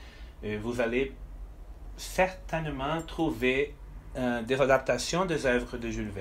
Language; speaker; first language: French; non-native, fluent; Portuguese